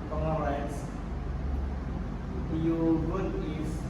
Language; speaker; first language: English; non-native, learner; Indonesian